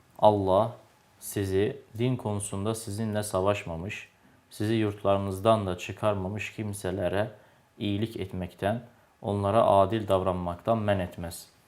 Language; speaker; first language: Turkish; native; Turkish